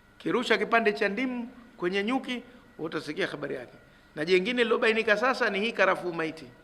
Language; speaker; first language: Swahili; native; Swahili